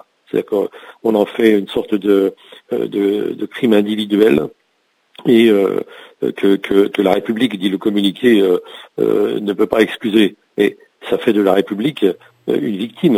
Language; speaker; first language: French; native; French